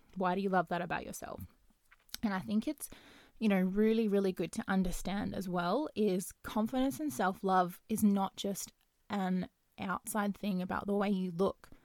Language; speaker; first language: English; native; English